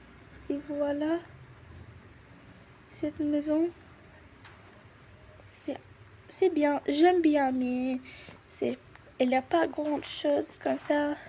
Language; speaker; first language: French; non-native, learner; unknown